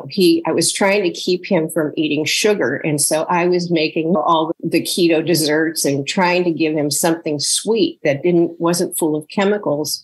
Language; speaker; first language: English; native; English